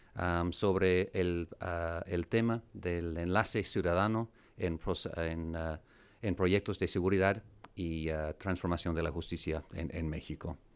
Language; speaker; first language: Spanish; non-native, fluent; English